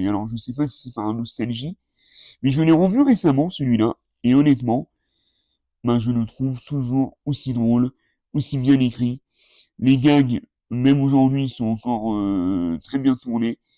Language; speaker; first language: French; native; French